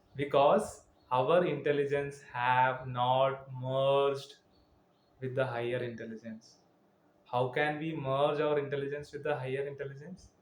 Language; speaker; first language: English; non-native, local second language; Malayalam